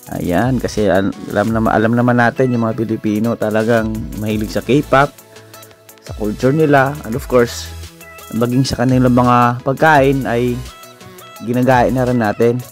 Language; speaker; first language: Filipino; non-native, local second language; Cebuano